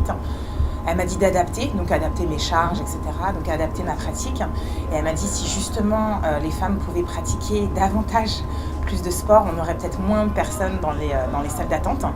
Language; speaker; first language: French; native; French